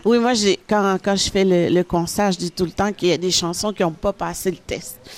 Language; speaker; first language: French; early bilingual, other home language; Haitian Creole